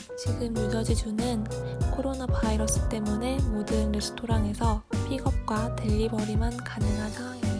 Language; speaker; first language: Korean; native; Korean